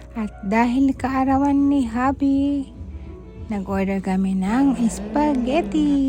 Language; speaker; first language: Filipino; non-native, local second language; Cebuano